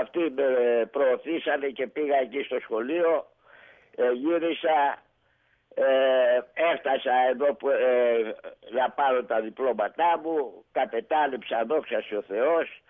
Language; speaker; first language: Greek; native; Greek